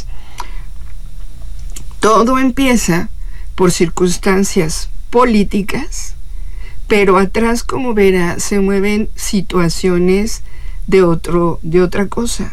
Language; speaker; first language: Spanish; native; Spanish